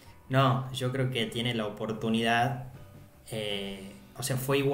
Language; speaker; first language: Spanish; native; Spanish